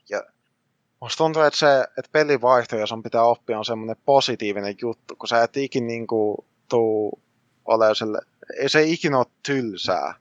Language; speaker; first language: Finnish; early bilingual, other home language; Russian